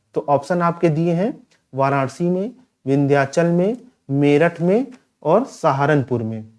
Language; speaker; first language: Hindi; native; Hindi